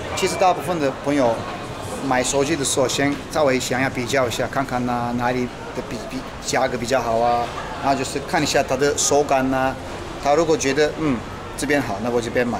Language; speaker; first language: Chinese; non-native, fluent; Turkish